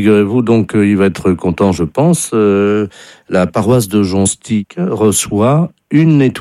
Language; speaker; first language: French; native; French